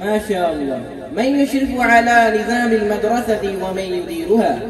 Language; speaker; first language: Arabic; non-native, learner; Urdu